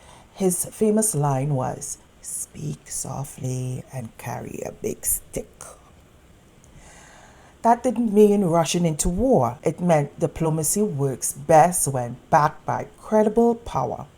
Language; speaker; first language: English; native; English